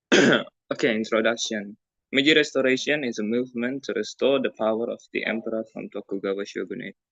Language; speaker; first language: English; non-native, learner; Indonesian